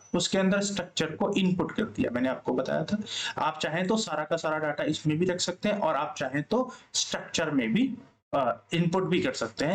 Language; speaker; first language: Hindi; native; Hindi